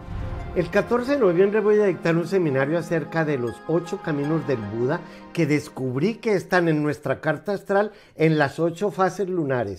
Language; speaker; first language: Spanish; native; Spanish